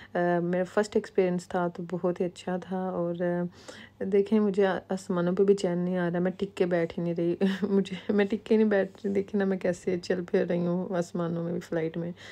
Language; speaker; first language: Urdu; non-native, local second language; Punjabi